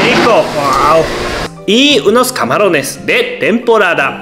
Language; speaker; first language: Spanish; non-native, learner; Japanese